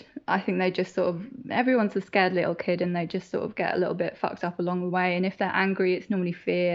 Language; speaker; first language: English; native; English